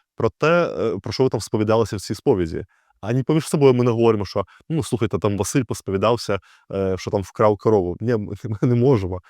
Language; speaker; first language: Ukrainian; native; Ukrainian